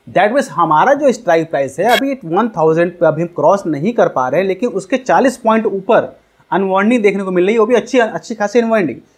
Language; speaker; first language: Hindi; native; Hindi